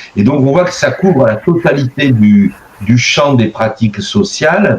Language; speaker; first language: French; native; French